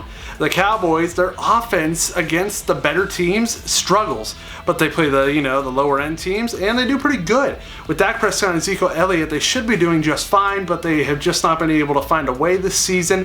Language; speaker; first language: English; native; English